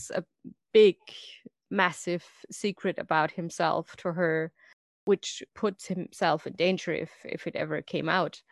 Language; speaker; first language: English; non-native, fluent; German